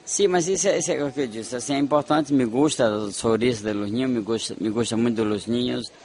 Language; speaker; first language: Spanish; non-native, fluent; Portuguese